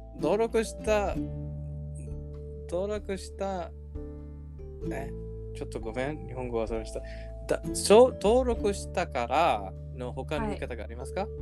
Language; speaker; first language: Japanese; non-native, learner; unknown